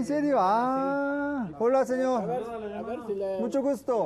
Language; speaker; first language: Spanish; non-native, fluent; Korean